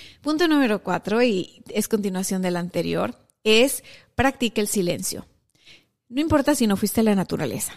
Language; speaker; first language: Spanish; native; Spanish